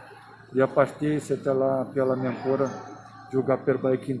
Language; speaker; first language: Indonesian; non-native, fluent; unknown